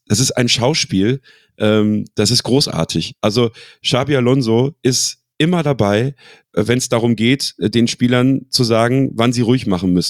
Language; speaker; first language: German; native; German